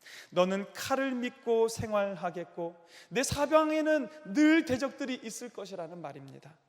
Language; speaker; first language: Korean; native; Korean